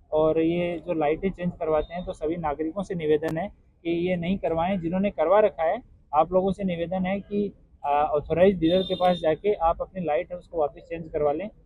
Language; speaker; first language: Hindi; non-native, local second language; Gujarati